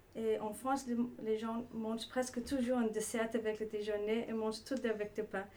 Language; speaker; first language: French; non-native, learner; Danish